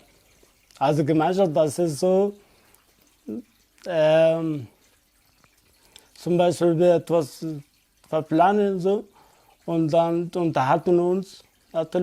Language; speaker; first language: German; non-native, learner; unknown